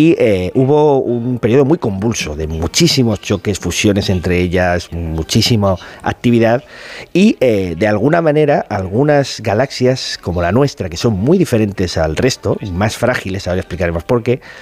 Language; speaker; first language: Spanish; native; Spanish